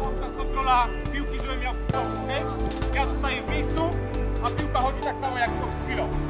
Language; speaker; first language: Polish; native; Polish